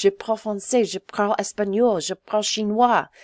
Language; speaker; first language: French; non-native, fluent; English